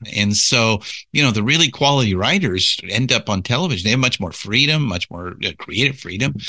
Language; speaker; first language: English; native; English